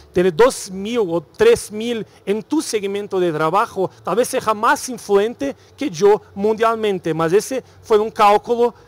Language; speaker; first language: Spanish; non-native, learner; Portuguese